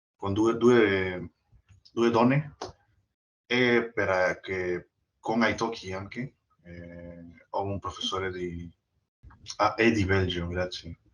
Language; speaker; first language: Italian; non-native, learner; Spanish